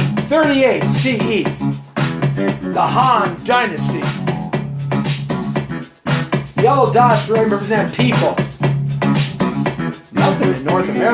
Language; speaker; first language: English; native; English